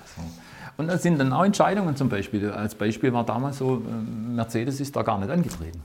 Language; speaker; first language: German; native; German